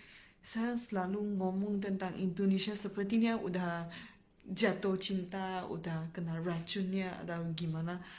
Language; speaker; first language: Indonesian; non-native, fluent; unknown